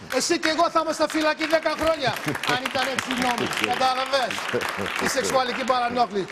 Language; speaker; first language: Greek; early bilingual, heritage; Greek